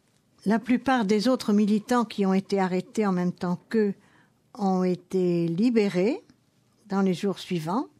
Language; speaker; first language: French; native; French